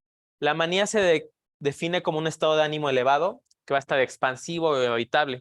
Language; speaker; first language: Spanish; native; Spanish